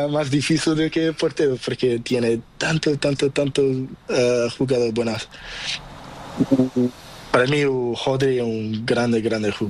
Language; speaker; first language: Spanish; non-native, learner; Portuguese